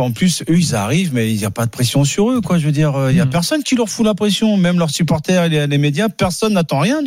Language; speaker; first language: French; native; French